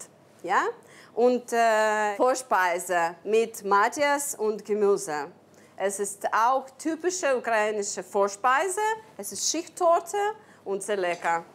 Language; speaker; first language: German; non-native, learner; Ukrainian